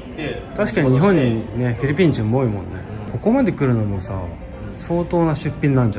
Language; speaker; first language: Japanese; native; Japanese